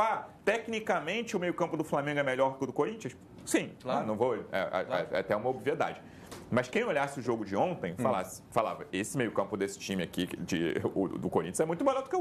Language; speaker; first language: Portuguese; native; Portuguese